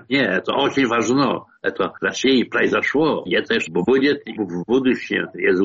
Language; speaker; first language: Russian; non-native, fluent; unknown